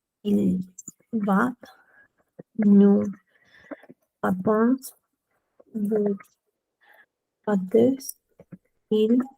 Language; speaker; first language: French; non-native, fluent; Spanish